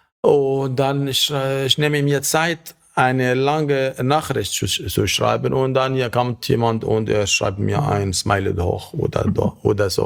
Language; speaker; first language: German; non-native, fluent; Arabic